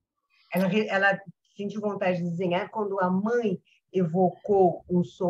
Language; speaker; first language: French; non-native, fluent; Portuguese